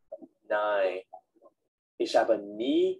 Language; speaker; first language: German; non-native, learner; Chinese